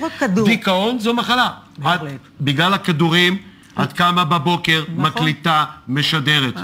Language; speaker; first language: Hebrew; native; Hebrew